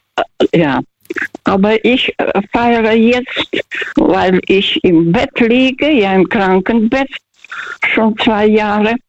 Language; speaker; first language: German; non-native, fluent; Russian